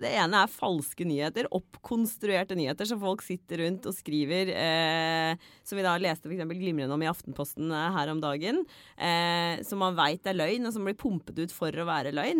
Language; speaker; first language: Norwegian; native; Norwegian